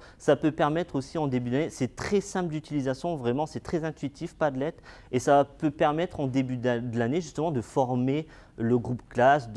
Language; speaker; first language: French; native; French